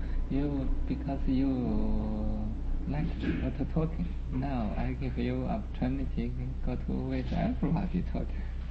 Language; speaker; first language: English; non-native, learner; Chinese